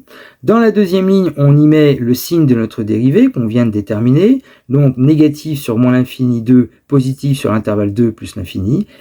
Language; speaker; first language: French; native; French